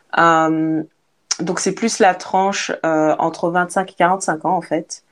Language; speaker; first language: French; native; French